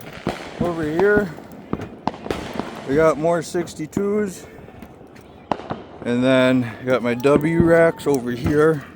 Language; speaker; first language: English; native; English